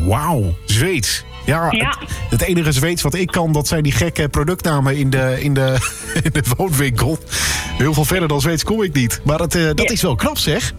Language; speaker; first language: Dutch; native; Dutch